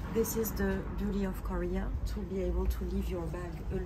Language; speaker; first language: English; non-native, learner; French